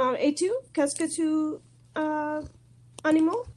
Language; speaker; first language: French; non-native, learner; English